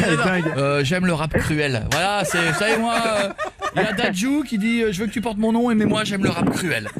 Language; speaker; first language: French; native; French